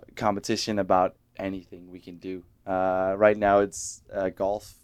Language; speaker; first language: English; non-native, fluent; Danish